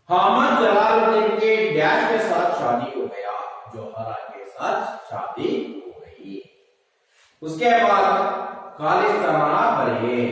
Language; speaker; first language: Hindi; non-native, local second language; Kannada